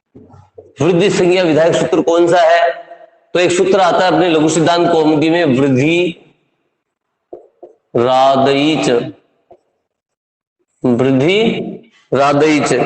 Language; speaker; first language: Hindi; native; Hindi